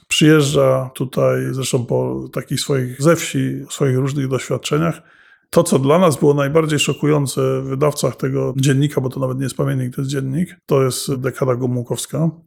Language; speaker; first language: Polish; non-native, local second language; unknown